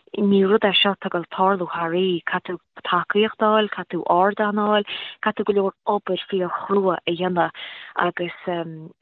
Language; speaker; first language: Irish; native; Irish